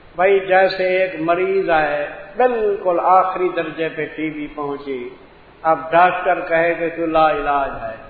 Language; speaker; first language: Urdu; non-native, local second language; Punjabi